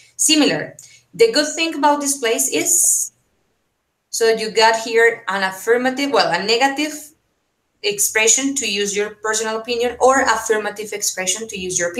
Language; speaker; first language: English; non-native, fluent; Spanish